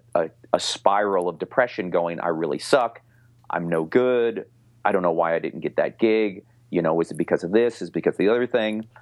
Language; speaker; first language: English; native; English